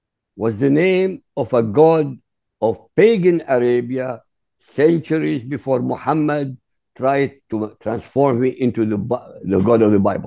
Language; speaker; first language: English; non-native, fluent; Arabic